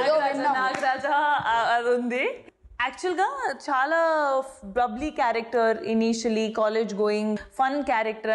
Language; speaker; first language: Telugu; non-native, fluent; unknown